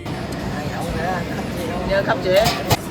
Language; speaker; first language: Cantonese; native; Cantonese